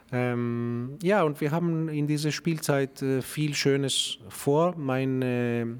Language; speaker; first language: German; non-native, fluent; Greek